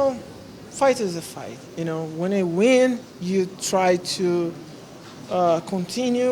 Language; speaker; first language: English; non-native, learner; Portuguese